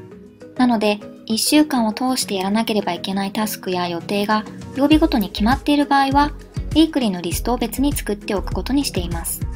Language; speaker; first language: Japanese; native; Japanese